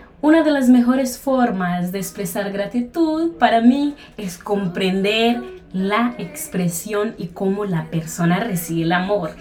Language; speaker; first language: Spanish; non-native, fluent; Portuguese